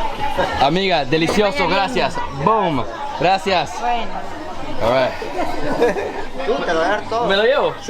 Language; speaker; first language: Spanish; early bilingual, heritage; English